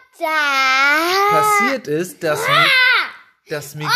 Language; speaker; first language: German; non-native, fluent; Spanish